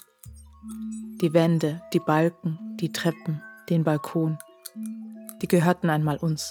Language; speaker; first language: German; early bilingual, other home language; Turkish